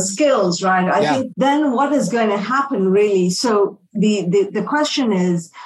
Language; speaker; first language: English; non-native, local second language; Tamil